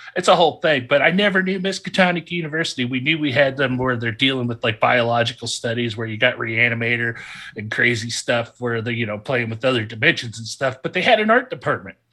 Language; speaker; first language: English; native; English